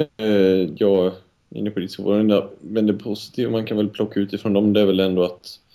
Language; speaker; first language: Swedish; native; Swedish